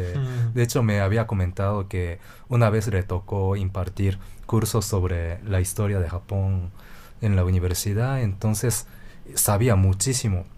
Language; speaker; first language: Spanish; non-native, fluent; Japanese